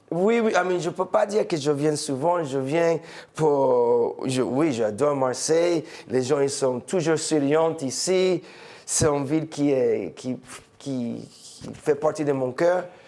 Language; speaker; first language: French; non-native, fluent; English